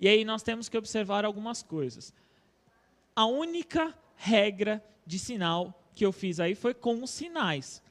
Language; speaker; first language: Portuguese; native; Portuguese